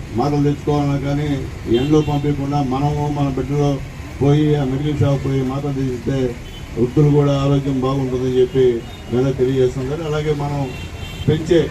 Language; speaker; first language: Telugu; native; Telugu